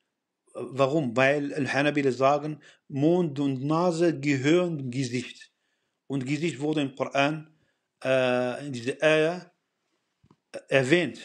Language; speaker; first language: German; non-native, fluent; Arabic